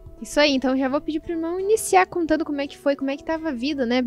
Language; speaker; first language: Portuguese; native; Portuguese